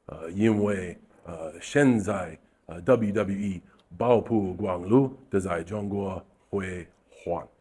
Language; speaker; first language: Chinese; non-native, learner; English